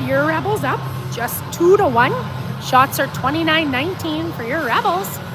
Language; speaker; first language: English; native; English